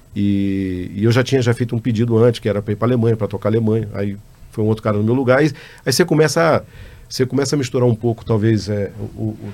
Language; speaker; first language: Portuguese; native; Portuguese